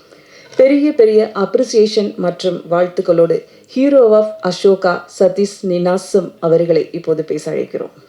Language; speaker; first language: Tamil; native; Tamil